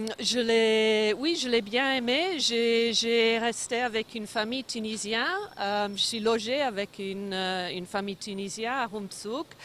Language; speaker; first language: French; non-native, fluent; English